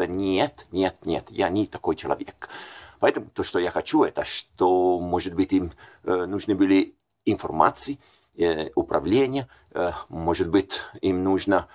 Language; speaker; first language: Russian; non-native, fluent; Italian